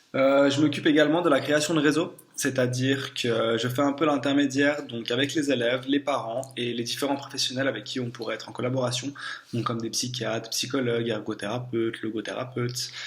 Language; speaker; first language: French; native; French